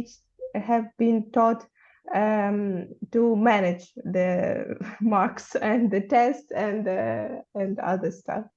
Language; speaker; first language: English; non-native, fluent; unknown